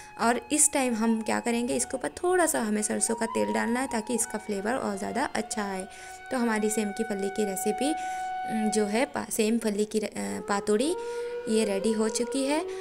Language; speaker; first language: Hindi; non-native, local second language; Bangla